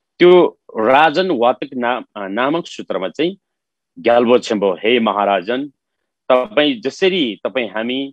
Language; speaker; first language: Nepali; non-native, local second language; Eastern Tamang